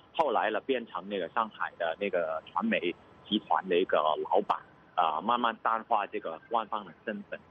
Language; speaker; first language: Chinese; non-native, local second language; Cantonese